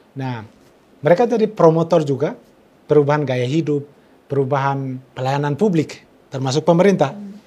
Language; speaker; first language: Indonesian; non-native, local second language; Tetum